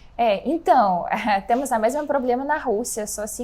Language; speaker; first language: Portuguese; non-native, fluent; Russian